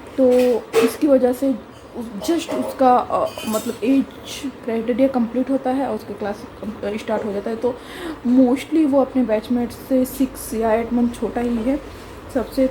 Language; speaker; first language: Hindi; native; Hindi